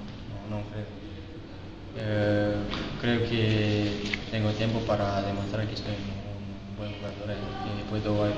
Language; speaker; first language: Spanish; non-native, learner; Romanian